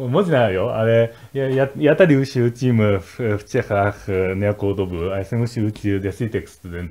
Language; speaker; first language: Czech; non-native, fluent; Japanese